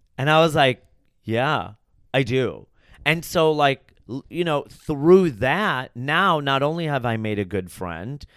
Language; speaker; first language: English; native; English